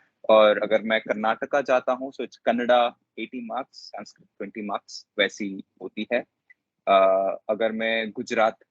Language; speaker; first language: Hindi; non-native, local second language; Telugu